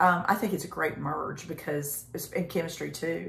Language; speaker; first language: English; native; English